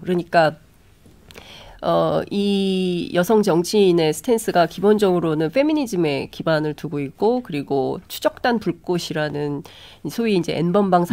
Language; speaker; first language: Korean; native; Korean